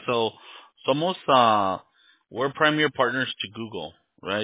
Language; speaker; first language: English; early bilingual, other home language; Spanish